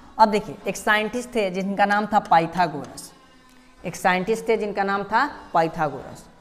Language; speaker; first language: Hindi; native; Hindi